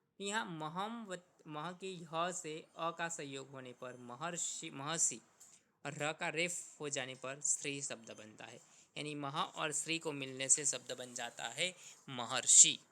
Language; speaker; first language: Hindi; non-native, local second language; Gujarati